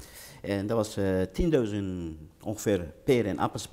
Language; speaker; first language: Dutch; non-native, learner; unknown